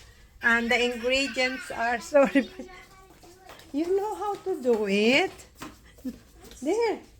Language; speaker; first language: English; non-native, local second language; Filipino